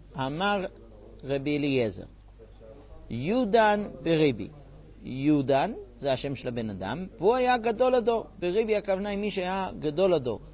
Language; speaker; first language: Hebrew; non-native, fluent; English